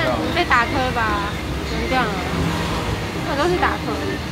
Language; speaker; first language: Chinese; native; Chinese